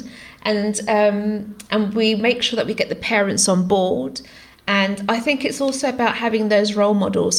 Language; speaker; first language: English; non-native, local second language; Greek